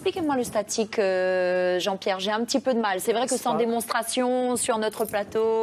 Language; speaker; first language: French; native; French